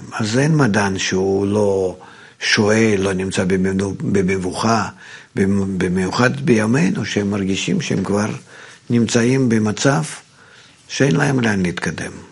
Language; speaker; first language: Hebrew; non-native, fluent; Russian